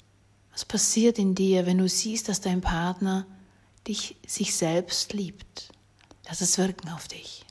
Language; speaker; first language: German; native; German